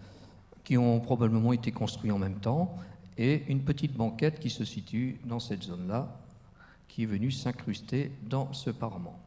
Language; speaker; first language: French; native; French